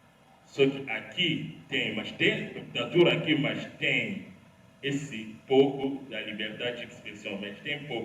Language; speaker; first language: Portuguese; non-native, learner; Lingala